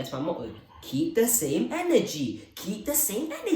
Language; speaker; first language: English; native; English